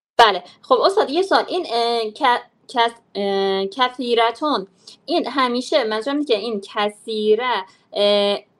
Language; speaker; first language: Persian; native; Persian